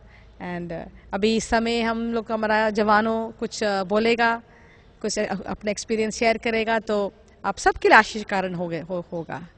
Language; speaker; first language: Hindi; non-native, local second language; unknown